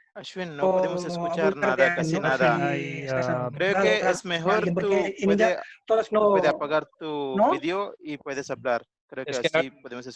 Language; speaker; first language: Spanish; non-native, learner; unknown